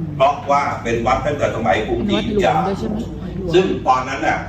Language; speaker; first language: Thai; native; Thai